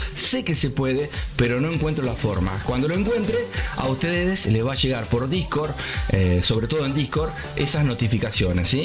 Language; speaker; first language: Spanish; native; Spanish